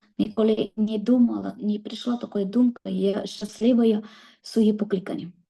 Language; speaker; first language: Ukrainian; non-native, learner; Malayalam